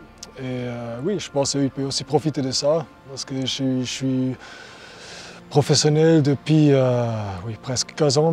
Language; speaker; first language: French; non-native, local second language; German